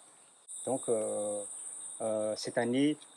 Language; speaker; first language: French; non-native, local second language; Malagasy